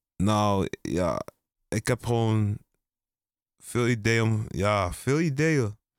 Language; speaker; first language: Dutch; early bilingual, other home language; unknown